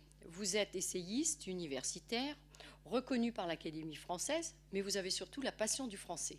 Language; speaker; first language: French; native; French